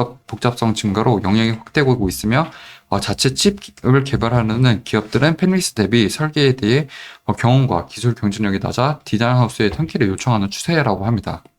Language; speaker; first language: Korean; native; Korean